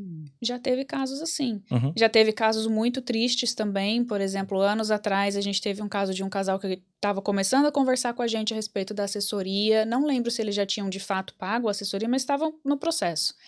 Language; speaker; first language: Portuguese; native; Portuguese